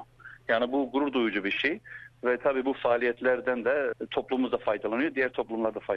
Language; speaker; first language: Turkish; early bilingual, heritage; Turkish